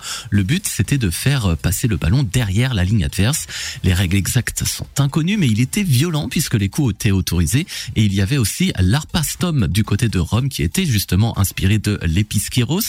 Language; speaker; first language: French; native; French